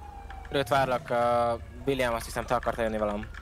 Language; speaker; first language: Hungarian; native; Hungarian